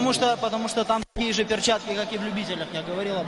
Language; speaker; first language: Russian; native; Russian